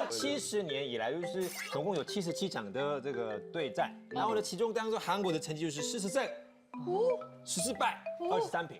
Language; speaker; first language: Chinese; non-native, fluent; Korean